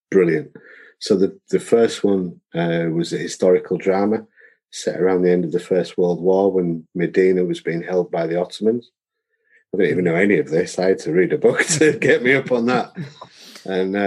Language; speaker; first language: English; native; English